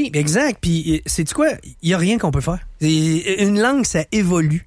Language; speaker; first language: French; native; French